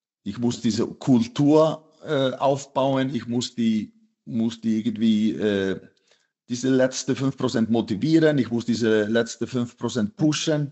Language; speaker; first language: German; non-native, fluent; Icelandic